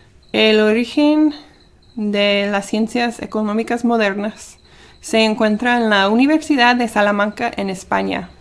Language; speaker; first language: Spanish; early bilingual, heritage; Spanish